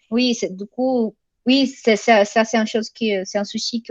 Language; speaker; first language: French; non-native, fluent; Portuguese